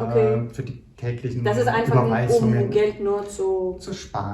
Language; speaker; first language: German; non-native, learner; Ukrainian